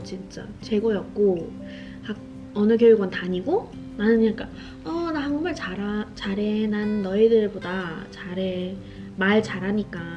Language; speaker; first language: Korean; non-native, fluent; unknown